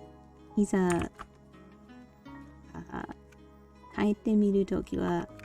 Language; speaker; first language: Japanese; non-native, learner; English